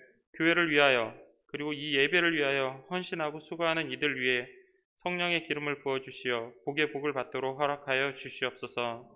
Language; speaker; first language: Korean; native; Korean